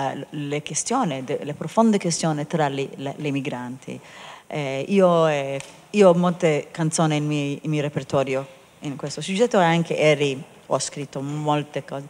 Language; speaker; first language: Italian; non-native, learner; Hebrew